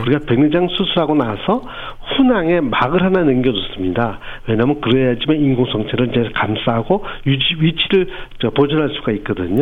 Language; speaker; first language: Korean; native; Korean